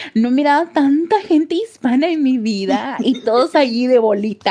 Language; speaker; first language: Spanish; early bilingual, heritage; Spanish